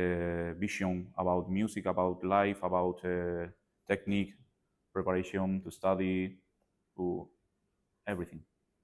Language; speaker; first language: English; non-native, learner; Spanish